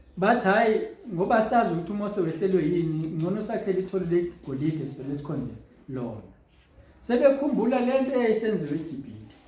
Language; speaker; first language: Zulu; native; Zulu